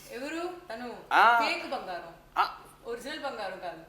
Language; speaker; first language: Telugu; non-native, learner; Tamil